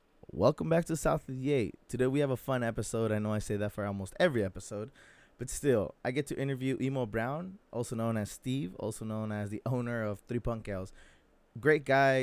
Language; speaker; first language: English; early bilingual, other home language; Spanish